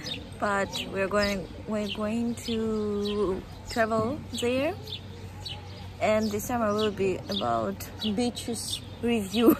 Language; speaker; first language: English; non-native, fluent; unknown